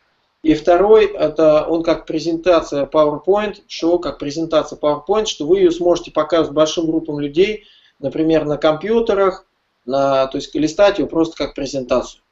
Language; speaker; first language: Russian; native; Russian